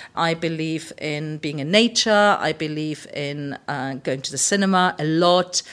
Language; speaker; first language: English; early bilingual, other home language; German